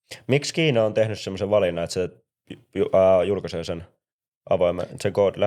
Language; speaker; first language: Finnish; native; Finnish